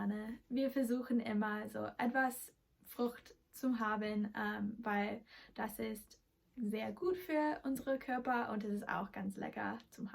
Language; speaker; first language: German; non-native, learner; English